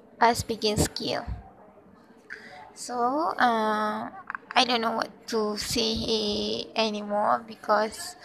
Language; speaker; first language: English; non-native, learner; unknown